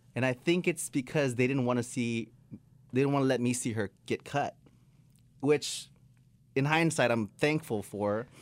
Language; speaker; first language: English; non-native, fluent; Spanish